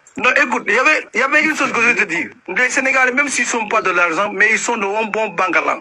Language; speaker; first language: French; non-native, local second language; Wolof